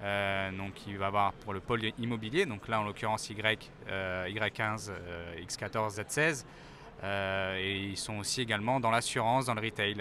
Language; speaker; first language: French; native; French